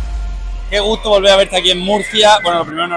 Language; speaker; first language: Spanish; native; Spanish